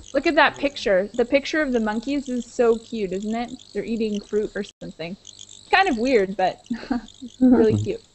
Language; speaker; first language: English; native; English